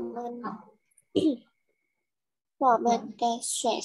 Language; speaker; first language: Chinese; non-native, learner; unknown